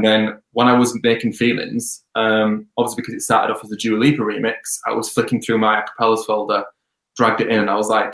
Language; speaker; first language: English; native; English